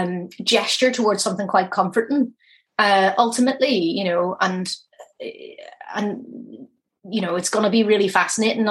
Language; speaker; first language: English; native; English